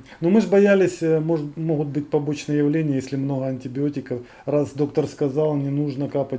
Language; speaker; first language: Russian; native; Russian